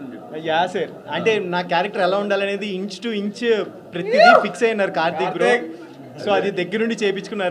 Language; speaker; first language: Telugu; native; Telugu